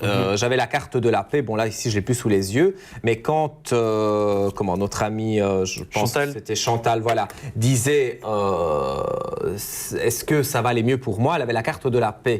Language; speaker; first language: French; native; French